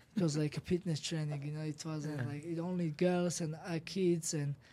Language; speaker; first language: English; non-native, learner; Georgian